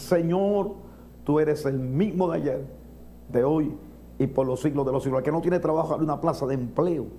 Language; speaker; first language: Spanish; native; Spanish